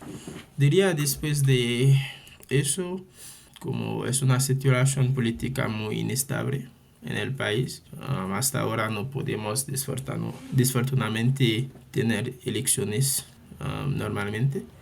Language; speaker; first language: Spanish; non-native, fluent; French